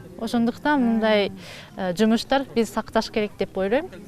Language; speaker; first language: Kyrgyz; non-native, learner; Japanese